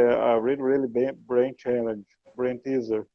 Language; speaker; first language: English; non-native, learner; Portuguese